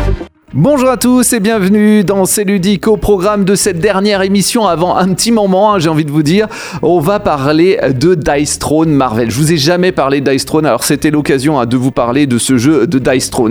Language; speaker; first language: French; native; French